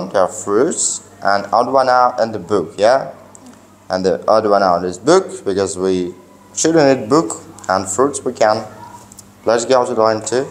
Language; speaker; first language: English; non-native, learner; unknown